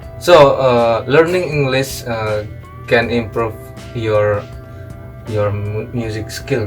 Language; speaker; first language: English; non-native, learner; Indonesian